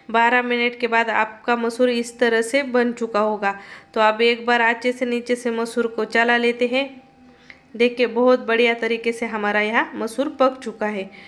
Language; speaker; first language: Hindi; non-native, local second language; Marathi